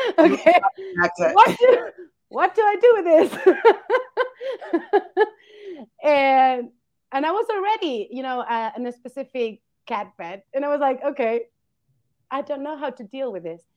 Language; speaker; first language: English; non-native, fluent; Spanish